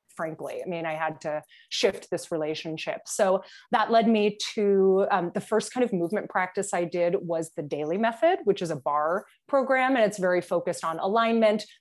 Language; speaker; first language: English; native; English